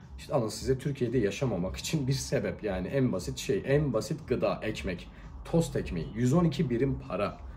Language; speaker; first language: Turkish; native; Turkish